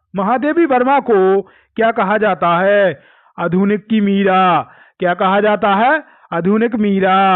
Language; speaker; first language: Hindi; native; Hindi